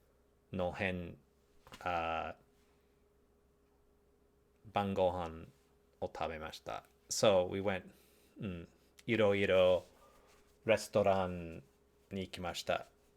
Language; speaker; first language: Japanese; non-native, learner; English